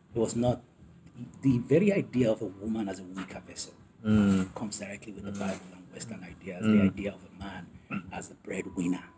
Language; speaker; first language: English; non-native, local second language; Yoruba